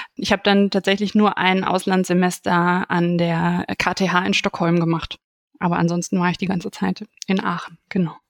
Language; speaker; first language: German; native; German